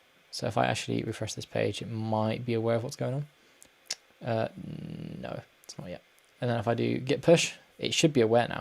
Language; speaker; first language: English; native; English